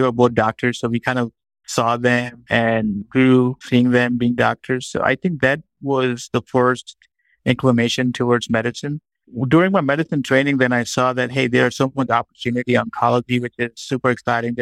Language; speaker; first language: English; non-native, local second language; Urdu